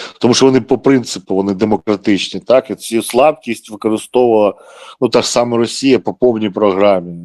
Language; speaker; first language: Ukrainian; non-native, local second language; Russian